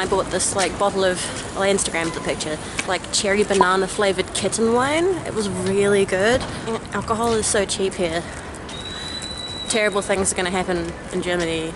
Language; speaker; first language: English; native; English